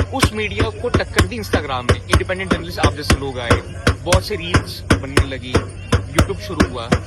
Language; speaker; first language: Hindi; native; Hindi